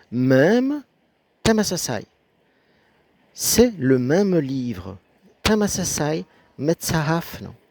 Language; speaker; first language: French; non-native, fluent; Amharic